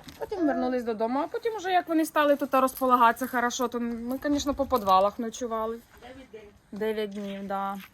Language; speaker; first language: Ukrainian; native; Ukrainian